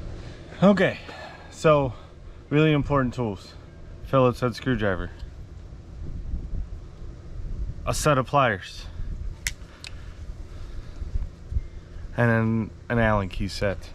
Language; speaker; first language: English; native; English